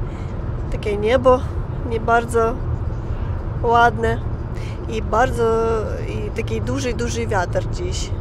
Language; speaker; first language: Polish; non-native, learner; Ukrainian